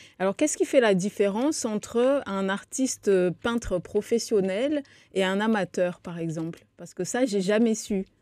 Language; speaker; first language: French; non-native, local second language; Comorian